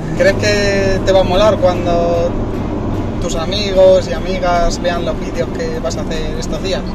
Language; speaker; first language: Spanish; native; Spanish